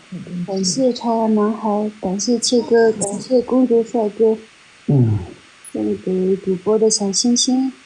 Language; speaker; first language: Chinese; non-native, local second language; Tibetan